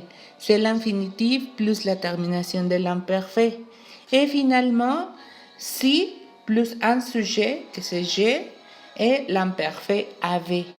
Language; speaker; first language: French; non-native, learner; Spanish